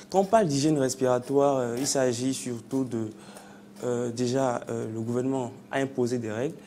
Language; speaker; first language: French; non-native, local second language; Fon